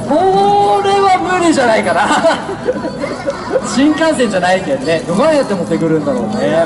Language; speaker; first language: Japanese; native; Japanese